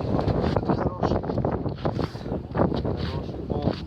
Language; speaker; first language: Russian; native; Russian